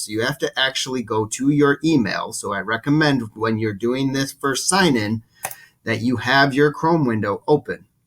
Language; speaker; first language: English; native; English